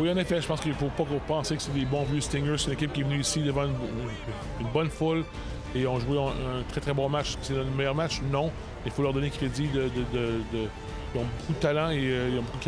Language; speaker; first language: French; native; French